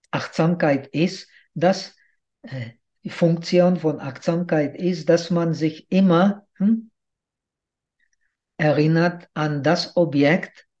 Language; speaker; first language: German; non-native, fluent; Czech